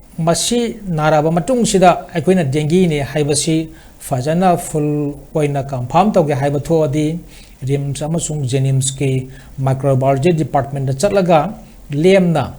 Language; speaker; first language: Manipuri; native; Manipuri